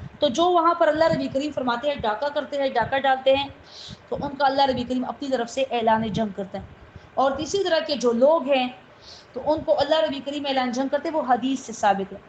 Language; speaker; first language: Urdu; non-native, local second language; Pashto